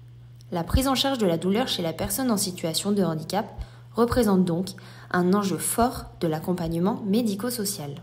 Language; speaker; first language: French; native; French